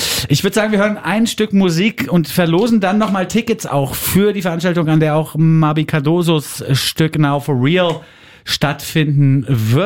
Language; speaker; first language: German; native; German